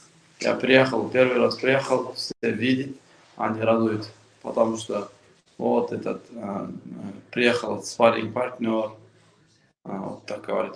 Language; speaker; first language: Russian; non-native, local second language; Kyrgyz